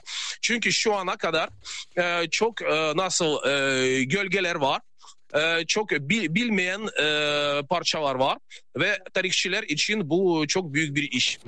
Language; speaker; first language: Turkish; non-native, learner; Russian